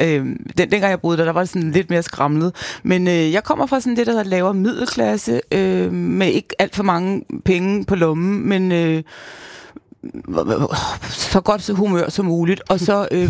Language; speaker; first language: Danish; native; Danish